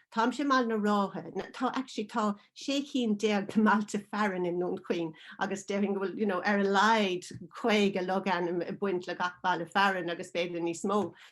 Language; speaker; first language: Irish; non-native, local second language; English